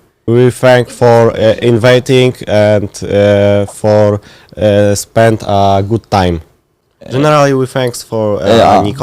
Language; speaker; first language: English; non-native, learner; Polish